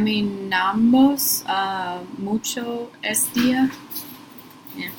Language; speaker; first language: Spanish; non-native, learner; English